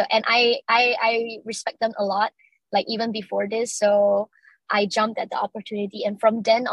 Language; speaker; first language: English; non-native, local second language; Chinese